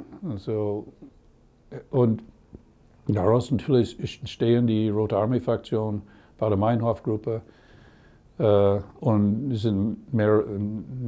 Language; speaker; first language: German; non-native, learner; English